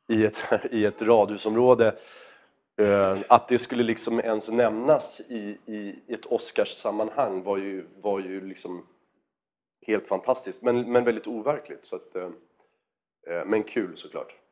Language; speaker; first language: Swedish; native; Swedish